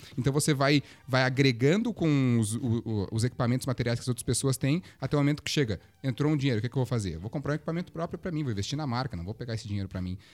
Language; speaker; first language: Portuguese; native; Portuguese